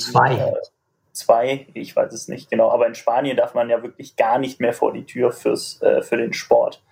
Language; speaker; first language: German; native; German